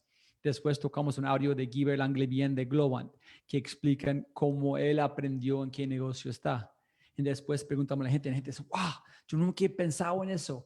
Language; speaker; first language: Spanish; non-native, fluent; English